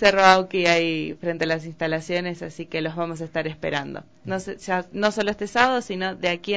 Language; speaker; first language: Spanish; native; Spanish